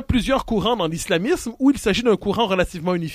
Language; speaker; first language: French; native; French